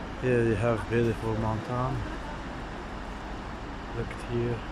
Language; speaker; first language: English; non-native, learner; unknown